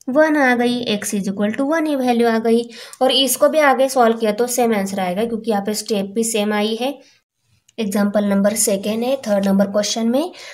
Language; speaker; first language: Hindi; non-native, local second language; Marathi